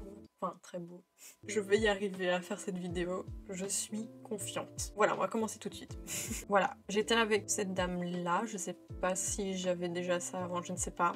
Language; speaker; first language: French; native; French